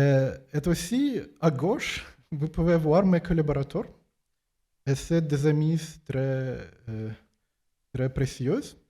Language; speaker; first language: French; non-native, fluent; Ukrainian